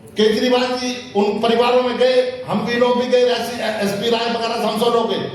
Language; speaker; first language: Hindi; native; Hindi